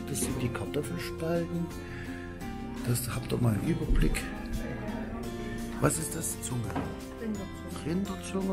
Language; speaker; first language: German; native; German